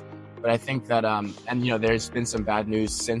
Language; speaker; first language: English; native; English